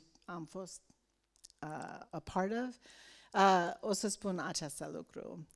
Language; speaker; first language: Romanian; non-native, learner; English